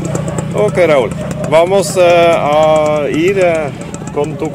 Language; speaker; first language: Spanish; non-native, learner; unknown